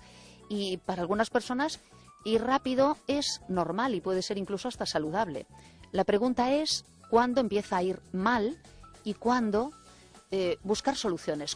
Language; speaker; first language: Spanish; native; Spanish